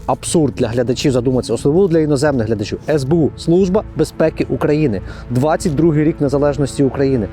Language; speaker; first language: Ukrainian; native; Ukrainian